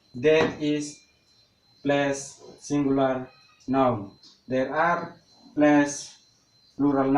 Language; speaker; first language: English; non-native, learner; Indonesian